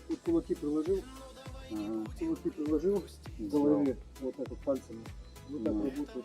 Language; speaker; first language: Russian; native; Russian